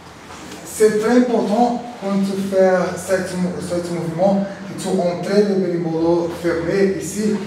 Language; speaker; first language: French; non-native, learner; Portuguese